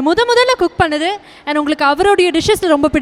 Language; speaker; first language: Tamil; native; Tamil